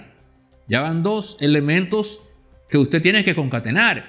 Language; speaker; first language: Spanish; native; Spanish